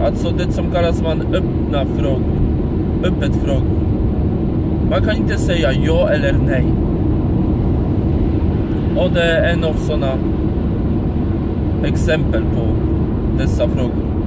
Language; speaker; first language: Swedish; non-native, fluent; Polish